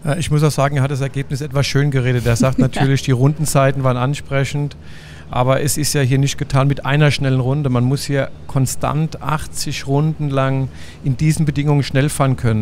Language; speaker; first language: German; native; German